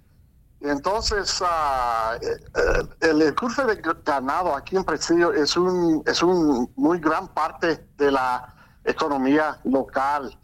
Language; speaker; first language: Spanish; early bilingual, heritage; Spanish